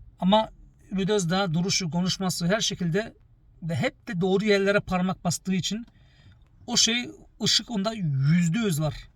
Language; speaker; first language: Turkish; early bilingual, heritage; Turkish